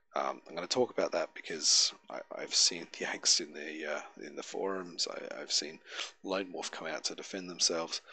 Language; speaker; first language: English; native; English